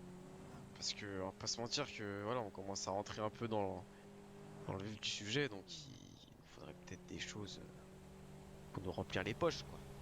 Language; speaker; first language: French; native; French